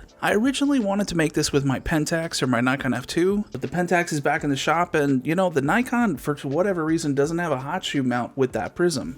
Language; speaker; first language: English; native; English